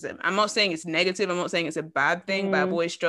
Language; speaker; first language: English; native; English